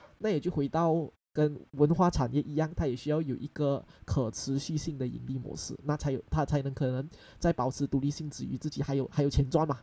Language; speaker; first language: Chinese; native; Chinese